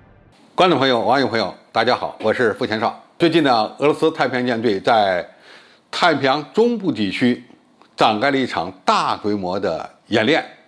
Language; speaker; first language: Chinese; native; Chinese